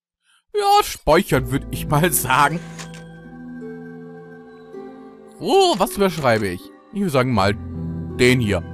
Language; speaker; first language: German; native; German